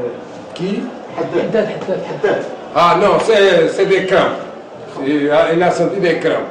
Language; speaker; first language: French; non-native, fluent; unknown